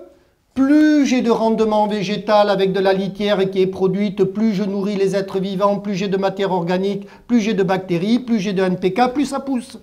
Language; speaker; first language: French; early bilingual, other home language; German